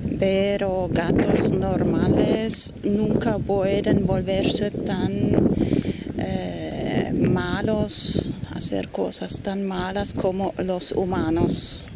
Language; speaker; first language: Spanish; non-native, fluent; German